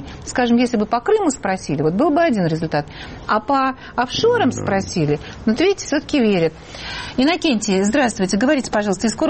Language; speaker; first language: Russian; native; Russian